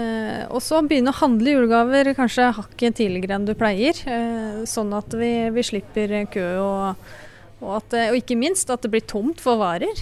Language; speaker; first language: Norwegian; native; Norwegian